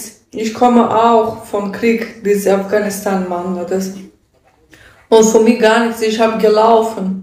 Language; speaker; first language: German; non-native, learner; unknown